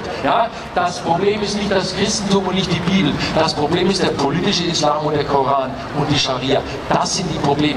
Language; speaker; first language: German; native; German